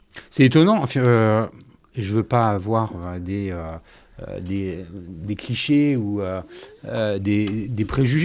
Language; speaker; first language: French; native; French